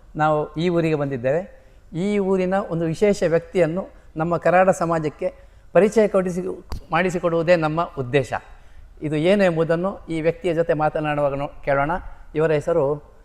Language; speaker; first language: Kannada; native; Kannada